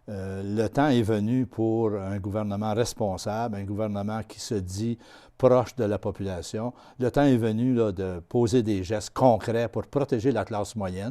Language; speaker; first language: French; native; French